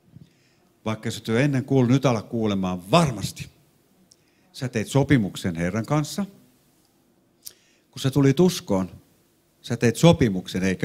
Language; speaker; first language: Finnish; non-native, fluent; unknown